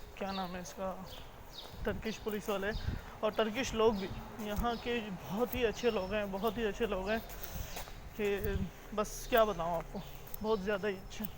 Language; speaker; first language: Urdu; native; Urdu